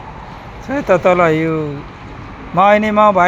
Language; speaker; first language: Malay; non-native, learner; Bangla